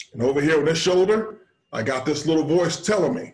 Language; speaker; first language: English; native; English